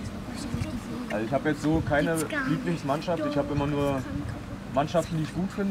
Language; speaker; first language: German; native; German